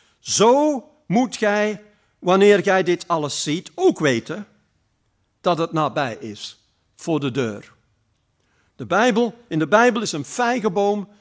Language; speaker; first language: Dutch; non-native, fluent; English